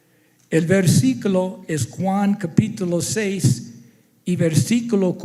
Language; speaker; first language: Spanish; non-native, fluent; English